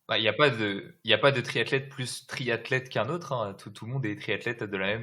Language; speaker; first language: French; native; French